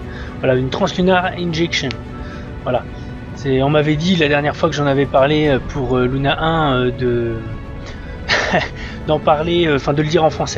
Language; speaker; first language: French; native; French